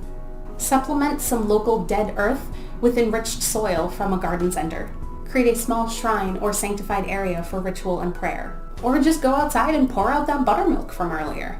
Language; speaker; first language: English; native; English